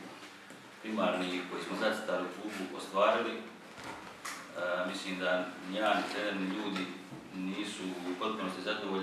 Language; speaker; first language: Croatian; native; Croatian